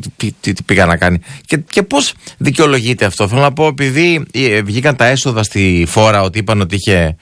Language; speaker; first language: Greek; native; Greek